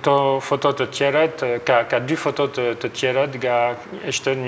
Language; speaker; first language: Albanian; non-native, learner; French